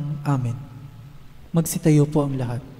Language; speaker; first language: Filipino; native; Filipino